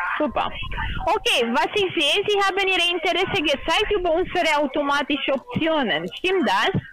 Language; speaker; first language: German; non-native, learner; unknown